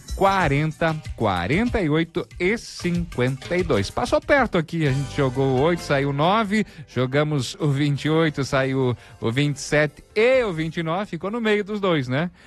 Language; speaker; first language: Portuguese; native; Portuguese